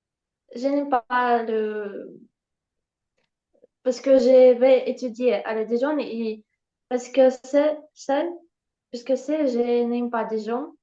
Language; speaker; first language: French; non-native, learner; Ukrainian